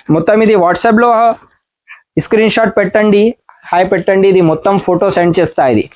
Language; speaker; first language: Telugu; non-native, learner; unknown